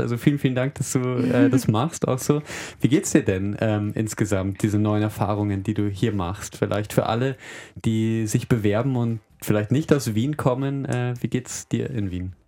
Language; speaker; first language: German; native; German